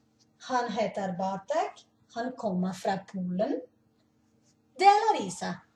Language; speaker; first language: Norwegian; non-native, learner; Portuguese